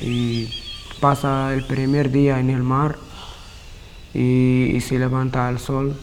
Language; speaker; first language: Spanish; non-native, learner; Arabic